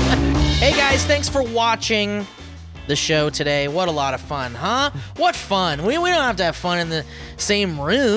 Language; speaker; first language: English; native; English